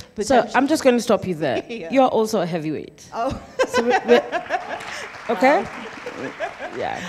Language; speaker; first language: English; native; English